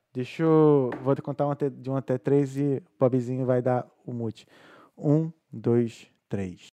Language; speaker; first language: Portuguese; native; Portuguese